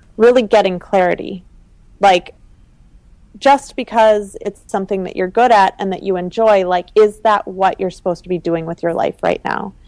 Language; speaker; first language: English; native; English